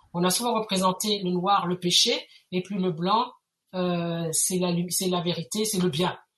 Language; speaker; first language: French; native; French